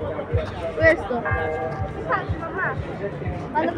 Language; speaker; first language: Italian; early bilingual, other home language; Filipino